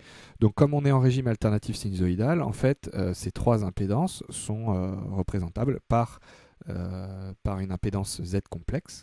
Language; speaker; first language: French; native; French